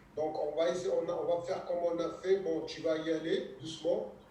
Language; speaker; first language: French; non-native, local second language; Arabic